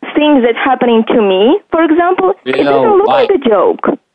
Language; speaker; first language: English; non-native, fluent; Ukrainian